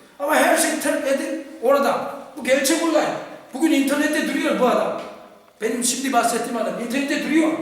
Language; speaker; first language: Turkish; non-native, fluent; Korean